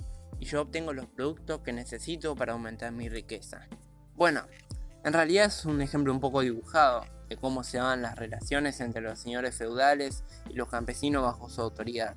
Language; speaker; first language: Spanish; native; Spanish